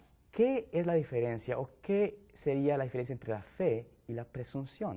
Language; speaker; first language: Spanish; native; Spanish